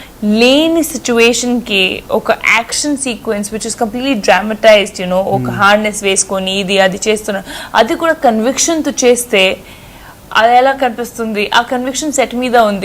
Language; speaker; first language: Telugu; non-native, fluent; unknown